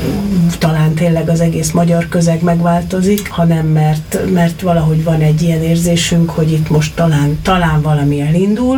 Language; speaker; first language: Hungarian; native; Hungarian